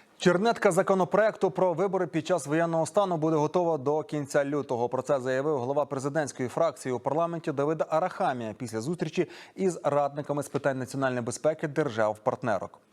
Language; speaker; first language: Ukrainian; native; Ukrainian